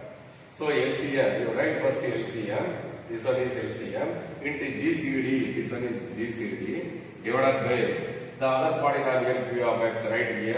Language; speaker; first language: English; non-native, local second language; Tamil